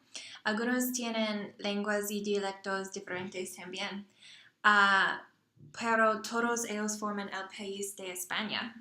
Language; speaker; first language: Spanish; non-native, learner; English